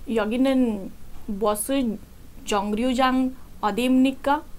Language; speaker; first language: Korean; non-native, learner; Marathi